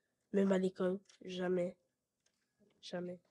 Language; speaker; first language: French; non-native, local second language; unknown